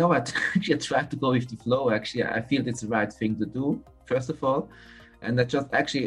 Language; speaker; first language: English; non-native, fluent; German